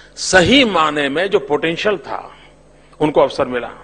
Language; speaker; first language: Hindi; non-native, local second language; Gujarati